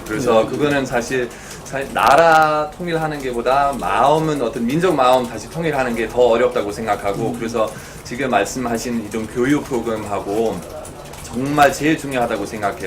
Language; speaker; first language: Korean; non-native, fluent; German